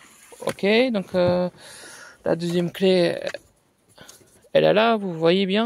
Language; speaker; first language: French; native; French